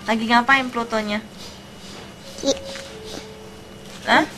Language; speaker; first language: Indonesian; native; Indonesian